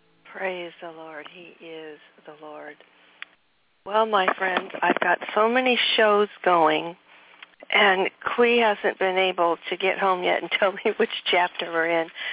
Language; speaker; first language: English; native; English